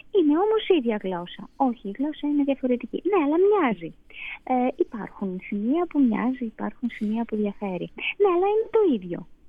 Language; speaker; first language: Greek; non-native, fluent; Russian